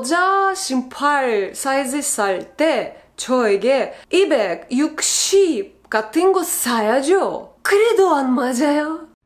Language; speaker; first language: Korean; non-native, learner; Russian